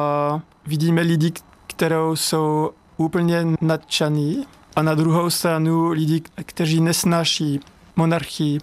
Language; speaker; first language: Czech; non-native, fluent; French